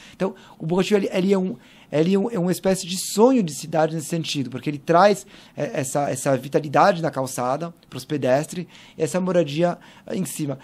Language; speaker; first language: Portuguese; non-native, fluent; French